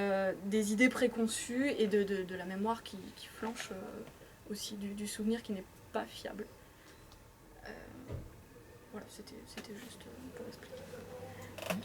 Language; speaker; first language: French; native; French